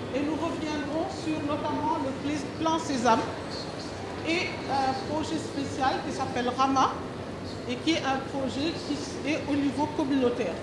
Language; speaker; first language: French; non-native, local second language; Wolof